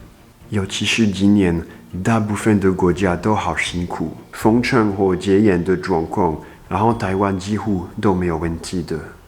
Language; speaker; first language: Chinese; non-native, fluent; French